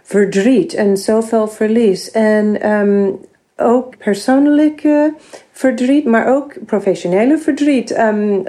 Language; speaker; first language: Dutch; non-native, fluent; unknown